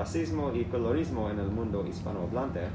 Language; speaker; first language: Spanish; non-native, learner; English